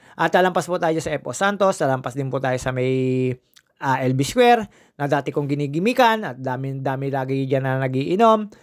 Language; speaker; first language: Filipino; native; Filipino